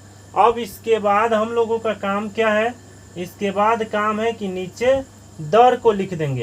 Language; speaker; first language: Hindi; native; Hindi